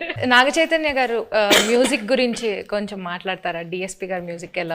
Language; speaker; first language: Telugu; native; Telugu